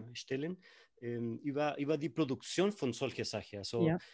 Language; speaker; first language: German; non-native, learner; Spanish